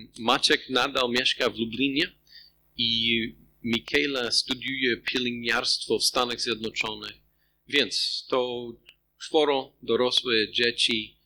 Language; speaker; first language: Polish; non-native, fluent; English